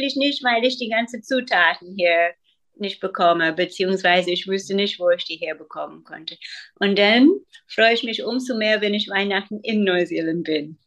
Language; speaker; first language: German; non-native, fluent; English